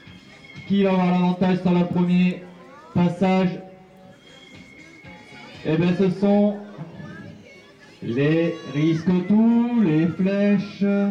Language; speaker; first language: French; native; French